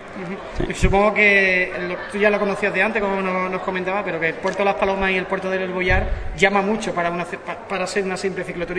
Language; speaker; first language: Spanish; native; Spanish